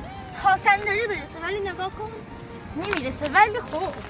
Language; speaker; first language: Persian; native; Persian